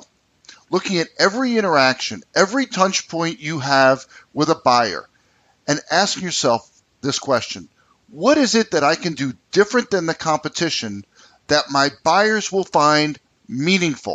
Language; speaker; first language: English; native; English